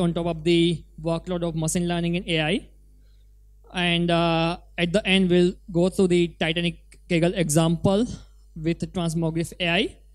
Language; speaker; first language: English; non-native, local second language; Gujarati